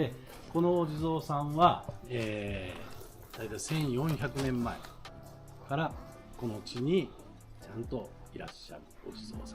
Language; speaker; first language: Japanese; native; Japanese